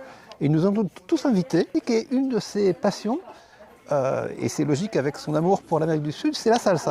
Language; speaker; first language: French; native; French